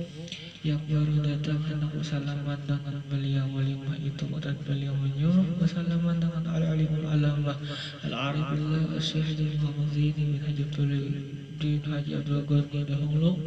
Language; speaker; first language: Indonesian; native; Indonesian